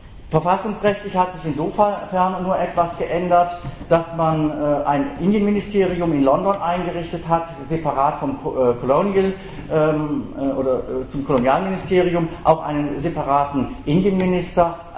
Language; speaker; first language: German; native; German